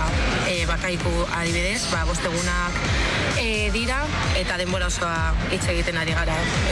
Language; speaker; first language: Basque; non-native, local second language; Spanish